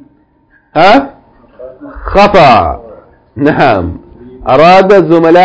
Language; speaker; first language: Arabic; non-native, fluent; English